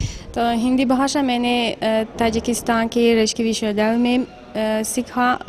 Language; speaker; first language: Hindi; non-native, fluent; Tajik